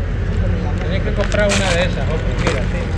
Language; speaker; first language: Spanish; non-native, learner; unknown